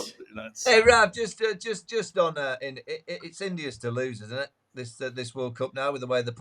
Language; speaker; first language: English; native; English